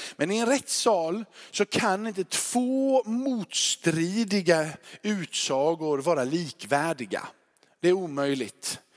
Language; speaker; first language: Swedish; native; Swedish